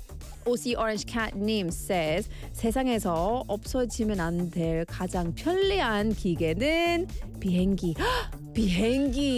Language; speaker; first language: Korean; non-native, fluent; English